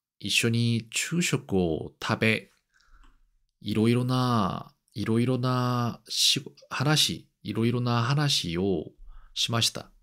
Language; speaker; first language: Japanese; non-native, learner; Korean